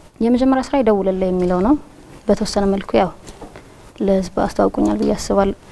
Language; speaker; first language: Amharic; non-native, local second language; Tigrinya